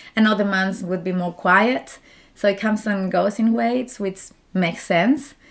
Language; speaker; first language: English; non-native, fluent; Spanish